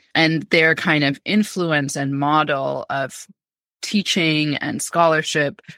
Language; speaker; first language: English; early bilingual, other home language; Amharic